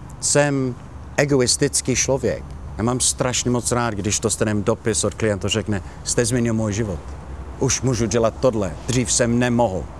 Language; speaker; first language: Czech; non-native, learner; Italian